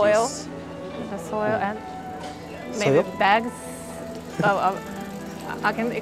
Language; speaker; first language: English; non-native, learner; Japanese